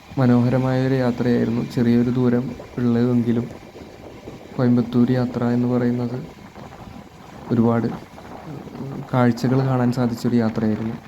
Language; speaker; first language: Malayalam; native; Malayalam